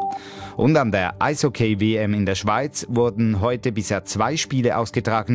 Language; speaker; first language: German; native; German